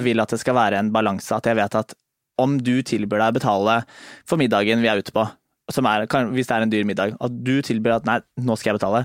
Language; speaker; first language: Norwegian; native; Norwegian